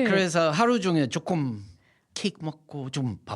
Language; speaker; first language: Korean; non-native, fluent; English